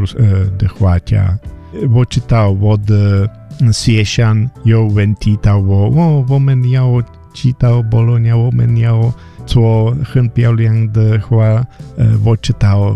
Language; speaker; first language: Chinese; non-native, learner; English